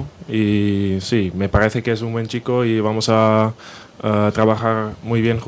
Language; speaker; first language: Spanish; non-native, learner; Dutch